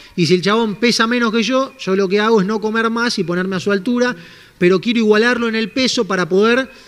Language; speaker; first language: Spanish; native; Spanish